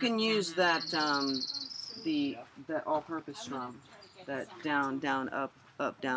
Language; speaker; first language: English; native; English